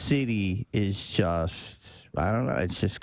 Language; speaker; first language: English; native; English